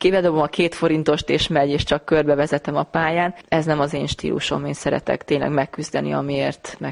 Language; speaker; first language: Hungarian; native; Hungarian